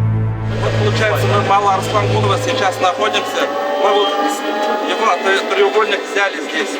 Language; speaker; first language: Russian; native; Russian